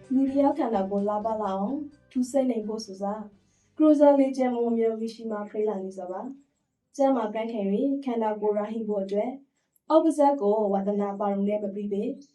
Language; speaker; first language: Burmese; native; Burmese